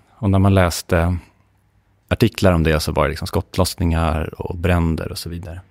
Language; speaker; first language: Swedish; native; Swedish